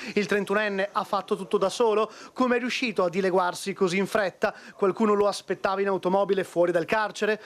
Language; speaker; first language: Italian; native; Italian